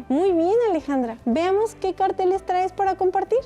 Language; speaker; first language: Spanish; native; Spanish